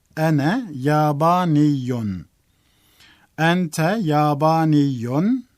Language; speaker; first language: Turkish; native; Turkish